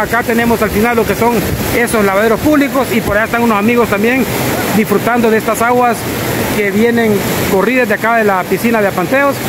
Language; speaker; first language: Spanish; native; Spanish